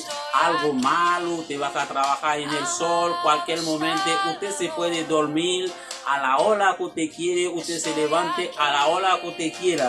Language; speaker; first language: Spanish; non-native, learner; Haitian Creole